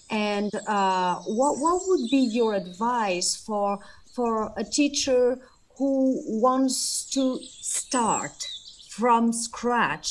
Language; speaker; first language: English; non-native, fluent; French